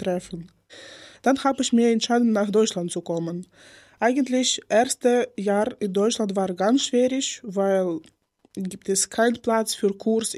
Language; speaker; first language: German; non-native, learner; Ukrainian